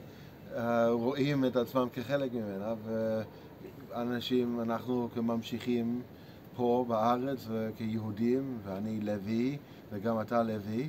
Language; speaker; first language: Hebrew; non-native, fluent; English